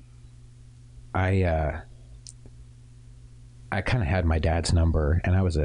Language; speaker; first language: English; native; English